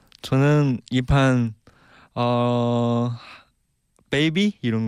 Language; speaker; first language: Korean; non-native, learner; Chinese